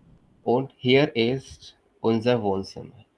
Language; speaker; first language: German; non-native, fluent; Hindi